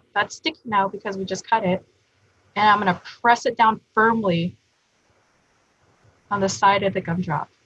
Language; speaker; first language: English; native; English